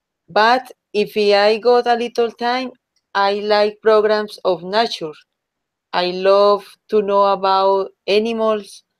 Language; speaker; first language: English; non-native, learner; Spanish